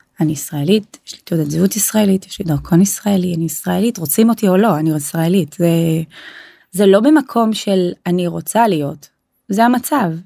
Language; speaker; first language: Hebrew; non-native, local second language; Arabic